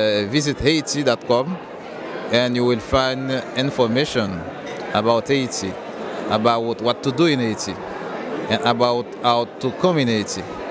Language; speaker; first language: English; non-native, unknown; Haitian Creole